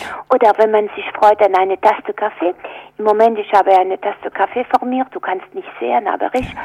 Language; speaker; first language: German; non-native, fluent; French